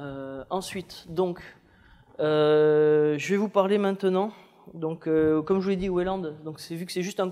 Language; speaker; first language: French; native; French